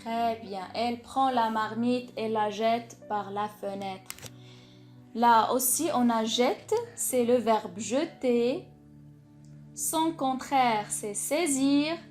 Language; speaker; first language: French; non-native, local second language; Arabic